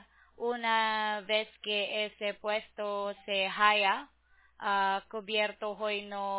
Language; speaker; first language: Spanish; non-native, learner; English